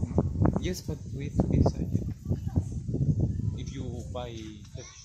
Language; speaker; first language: English; non-native, learner; Greek